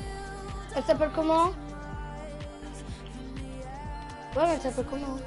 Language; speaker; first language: French; native; French